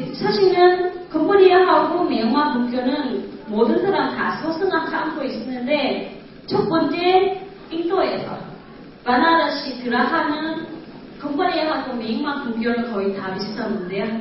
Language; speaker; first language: Korean; non-native, learner; Vietnamese